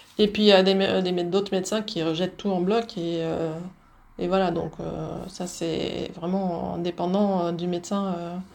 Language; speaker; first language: French; early bilingual, other home language; Dutch